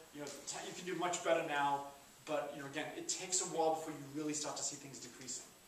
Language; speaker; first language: English; native; English